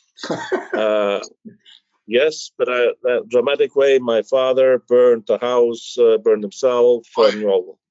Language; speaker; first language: English; early bilingual, other home language; Dutch